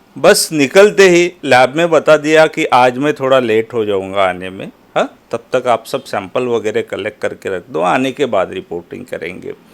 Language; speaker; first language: Hindi; non-native, local second language; Marathi